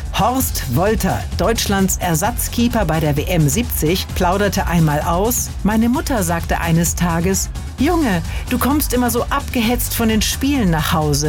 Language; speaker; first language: German; native; German